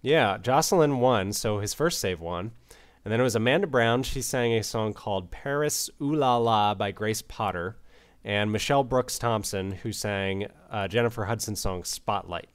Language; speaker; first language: English; native; English